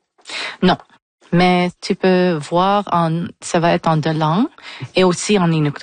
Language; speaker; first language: French; non-native, local second language; English